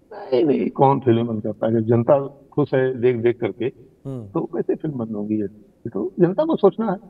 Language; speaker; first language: Hindi; native; Hindi